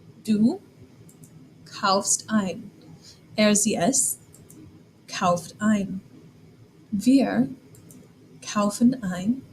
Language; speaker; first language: German; non-native, fluent; English